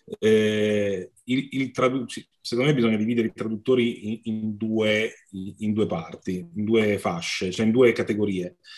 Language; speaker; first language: Italian; native; Italian